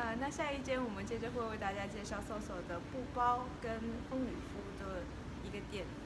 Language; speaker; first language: Chinese; native; Chinese